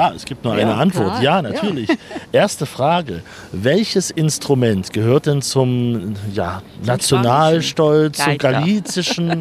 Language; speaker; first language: German; native; German